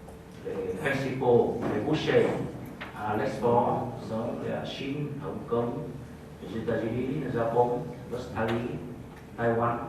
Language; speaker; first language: French; non-native, fluent; Vietnamese